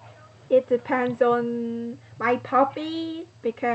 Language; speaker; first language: English; non-native, learner; Korean